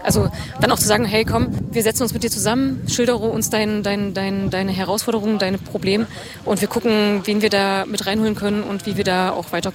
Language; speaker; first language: German; native; German